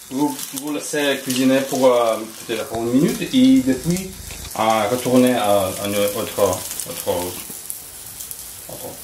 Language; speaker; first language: French; non-native, learner; Russian